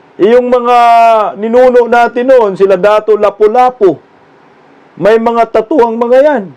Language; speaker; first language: Filipino; non-native, local second language; Cebuano